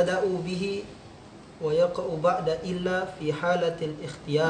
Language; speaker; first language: Arabic; non-native, learner; Indonesian